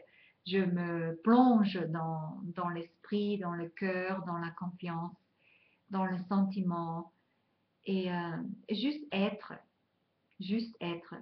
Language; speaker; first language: French; non-native, fluent; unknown